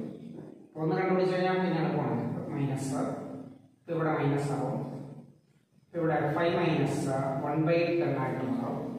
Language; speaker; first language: Malayalam; native; Malayalam